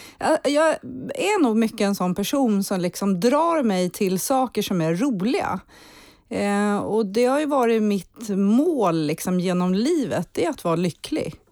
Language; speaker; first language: Swedish; early bilingual, heritage; Swedish